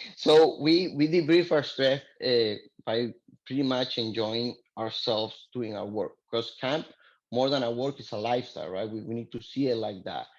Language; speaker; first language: English; non-native, fluent; Spanish